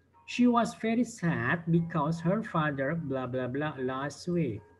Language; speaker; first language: English; non-native, fluent; Indonesian